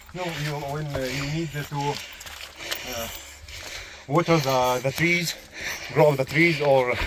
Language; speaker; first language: English; non-native, learner; Arabic